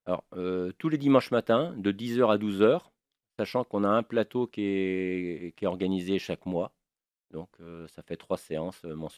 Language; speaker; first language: French; native; French